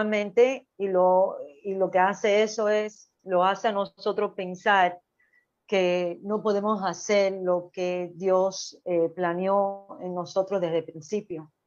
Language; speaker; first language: Spanish; early bilingual, other home language; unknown